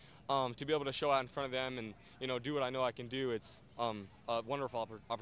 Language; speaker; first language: English; native; English